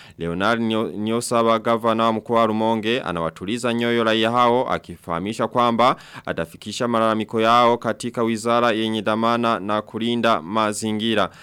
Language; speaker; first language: Swahili; non-native, local second language; Rundi